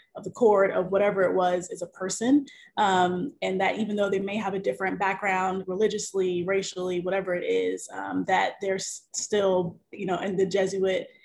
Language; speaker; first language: English; native; English